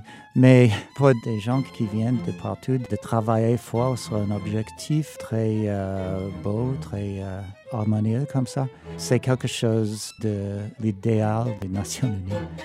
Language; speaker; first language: French; non-native, fluent; English